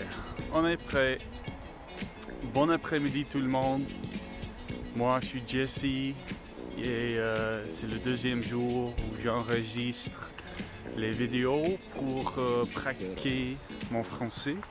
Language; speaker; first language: French; non-native, learner; English